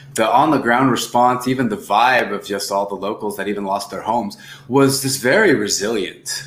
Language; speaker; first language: English; native; English